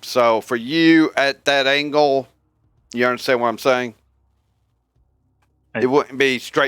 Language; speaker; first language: English; native; English